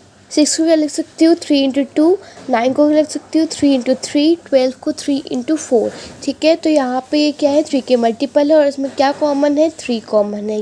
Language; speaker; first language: Hindi; native; Hindi